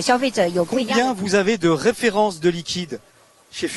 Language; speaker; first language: French; native; French